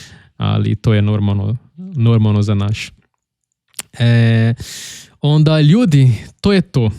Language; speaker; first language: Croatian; non-native, learner; Portuguese